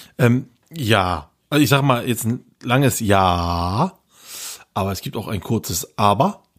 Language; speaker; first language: German; early bilingual, other home language; Turkish